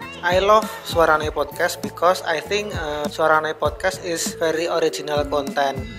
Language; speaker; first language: English; non-native, learner; Indonesian